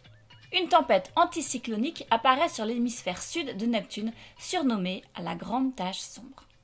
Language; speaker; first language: French; native; French